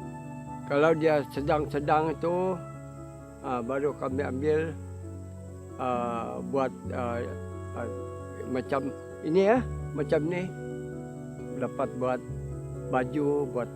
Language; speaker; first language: Indonesian; non-native, local second language; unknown